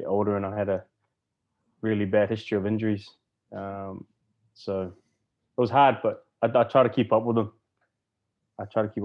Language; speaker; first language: English; native; English